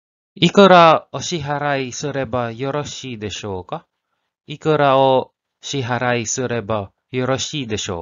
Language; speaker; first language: Japanese; non-native, learner; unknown